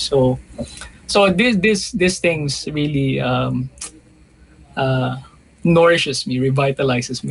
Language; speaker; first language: English; non-native, local second language; Filipino